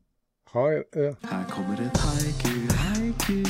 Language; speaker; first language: Norwegian; native; Norwegian